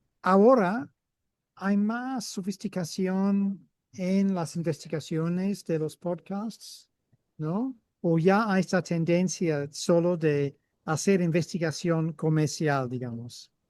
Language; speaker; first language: Spanish; non-native, fluent; English